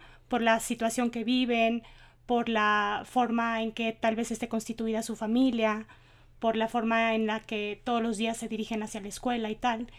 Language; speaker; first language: Spanish; native; Spanish